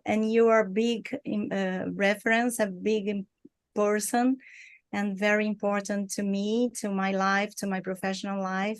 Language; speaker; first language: English; non-native, learner; Portuguese